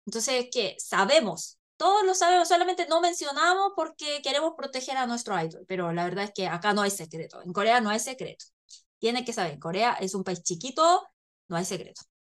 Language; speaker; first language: Spanish; non-native, fluent; Korean